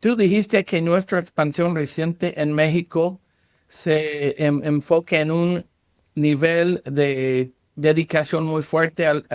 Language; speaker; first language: Spanish; non-native, learner; English